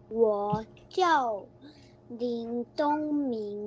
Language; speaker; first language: Chinese; early bilingual, heritage; Chinese